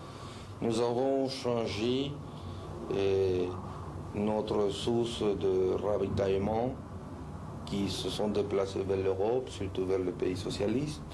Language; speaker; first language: French; non-native, fluent; Spanish